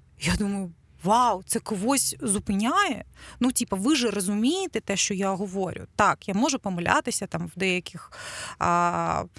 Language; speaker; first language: Ukrainian; non-native, local second language; Russian